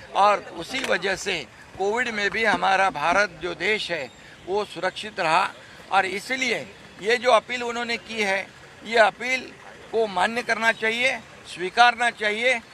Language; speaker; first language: Hindi; non-native, local second language; Marathi